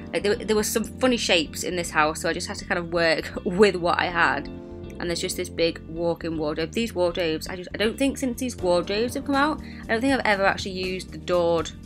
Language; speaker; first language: English; native; English